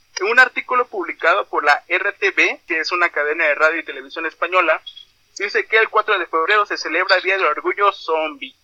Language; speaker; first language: Spanish; native; Spanish